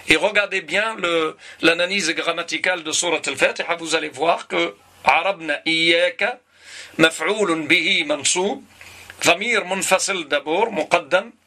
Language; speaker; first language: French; non-native, local second language; Arabic